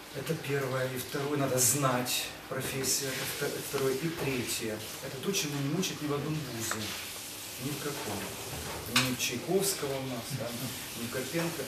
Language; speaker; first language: Russian; native; Russian